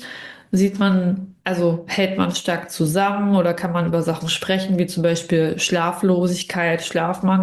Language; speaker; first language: German; native; German